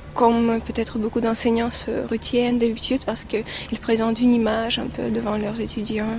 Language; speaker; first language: French; non-native, fluent; Russian